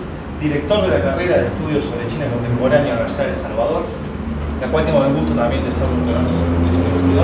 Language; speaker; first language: Spanish; native; Spanish